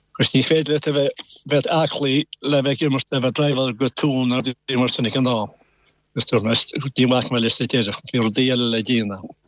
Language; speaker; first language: Irish; native; Irish